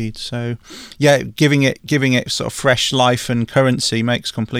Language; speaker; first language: English; native; English